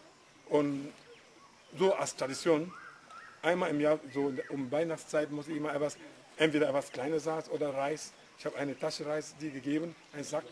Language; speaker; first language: German; non-native, fluent; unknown